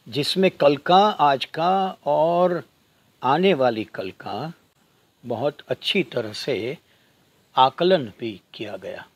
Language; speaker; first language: Hindi; non-native, local second language; Gujarati